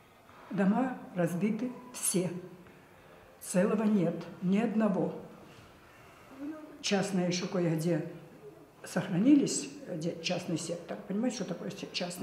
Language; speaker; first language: Russian; native; Russian